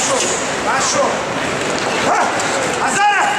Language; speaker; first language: Russian; native; Russian